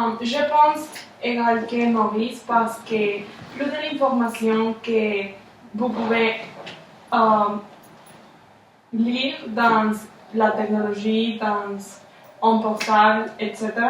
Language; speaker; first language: French; non-native, learner; Spanish